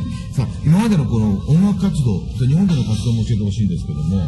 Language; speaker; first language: Japanese; native; Japanese